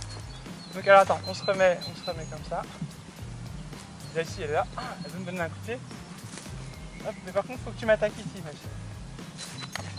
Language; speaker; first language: French; native; French